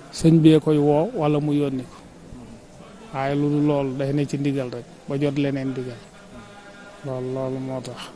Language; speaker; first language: Wolof; native; Wolof